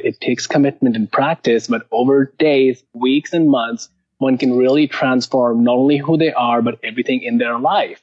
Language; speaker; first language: English; non-native, local second language; Hindi